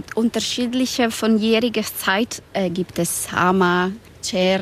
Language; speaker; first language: German; non-native, learner; Spanish